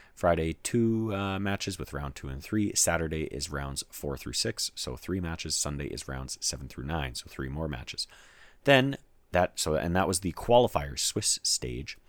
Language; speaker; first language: English; native; English